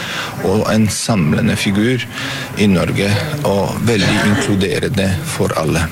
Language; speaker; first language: Norwegian; non-native, fluent; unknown